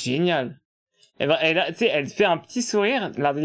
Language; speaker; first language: French; native; French